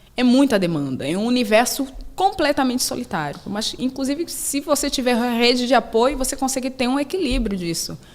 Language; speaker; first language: Portuguese; native; Portuguese